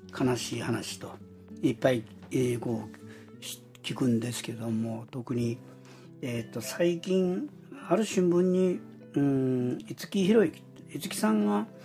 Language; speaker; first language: Japanese; native; Japanese